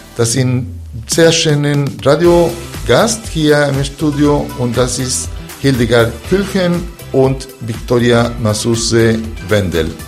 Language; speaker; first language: German; non-native, learner; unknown